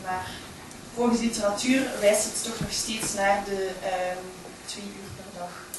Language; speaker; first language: Dutch; native; Dutch